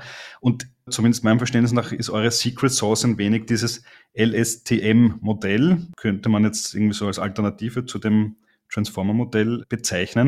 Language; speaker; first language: German; native; German